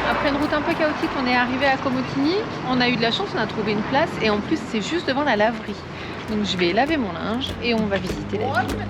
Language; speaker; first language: French; native; French